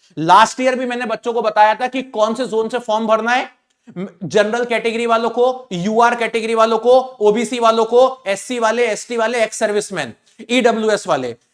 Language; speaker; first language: Hindi; native; Hindi